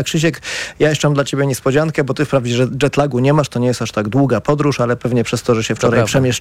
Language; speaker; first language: Polish; native; Polish